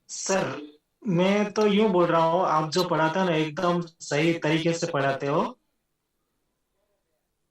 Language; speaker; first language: Hindi; native; Hindi